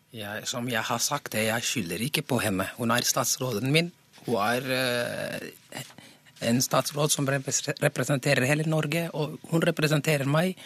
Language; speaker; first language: Norwegian; early bilingual, other home language; Somali